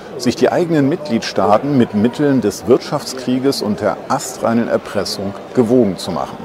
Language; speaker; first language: German; native; German